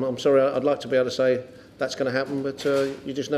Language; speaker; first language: English; native; English